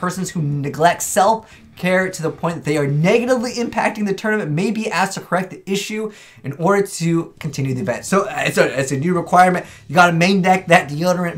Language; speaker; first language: English; native; English